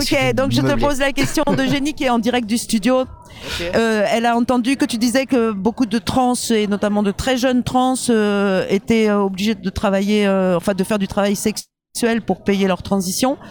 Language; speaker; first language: French; native; French